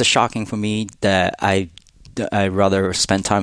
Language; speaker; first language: English; non-native, fluent; Japanese